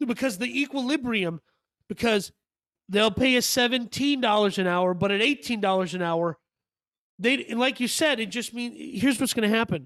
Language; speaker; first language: English; native; English